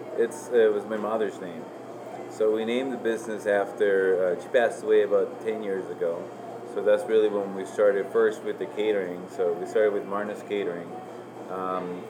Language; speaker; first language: English; non-native, fluent; Spanish